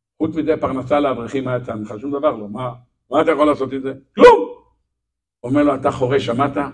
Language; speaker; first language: Hebrew; native; Hebrew